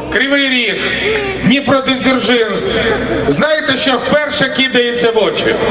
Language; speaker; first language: Ukrainian; non-native, local second language; Russian